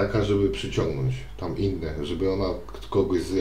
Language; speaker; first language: Polish; native; Polish